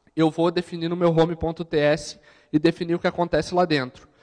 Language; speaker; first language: Portuguese; native; Portuguese